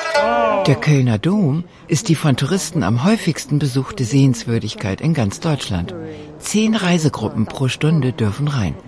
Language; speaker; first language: German; native; German